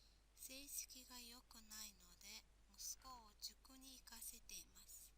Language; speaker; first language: Japanese; non-native, fluent; Mongolian